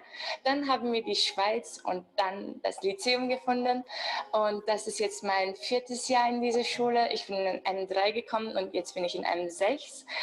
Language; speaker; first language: German; non-native, fluent; Turkish